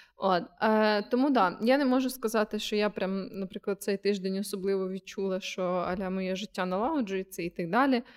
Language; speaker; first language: Ukrainian; non-native, local second language; Russian